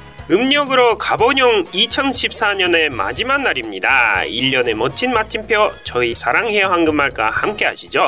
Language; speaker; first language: Korean; non-native, fluent; Japanese